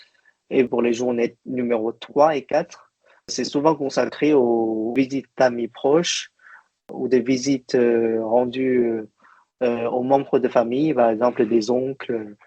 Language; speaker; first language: French; non-native, fluent; Chinese